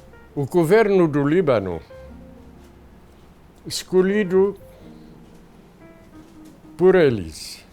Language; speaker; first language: Portuguese; non-native, fluent; Arabic